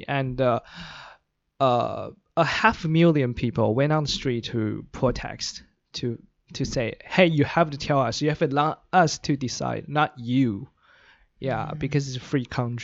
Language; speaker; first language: English; non-native, fluent; Chinese